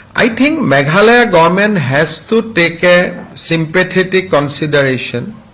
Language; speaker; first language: English; non-native, local second language; Assamese